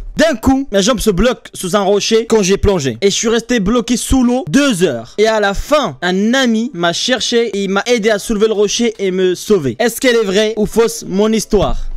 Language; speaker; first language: French; early bilingual, other home language; Arabic